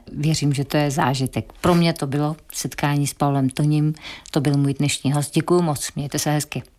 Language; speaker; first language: Czech; native; Czech